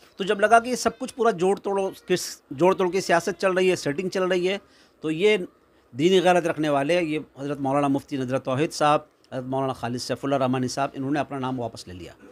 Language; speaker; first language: Hindi; native; Hindi